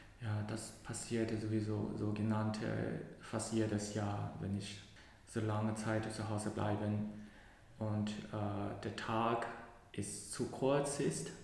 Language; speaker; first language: German; non-native, learner; Cantonese